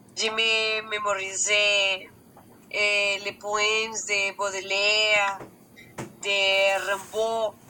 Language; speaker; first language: French; non-native, learner; Spanish